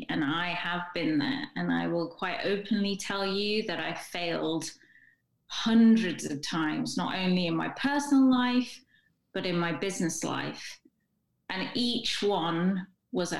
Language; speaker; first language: English; native; English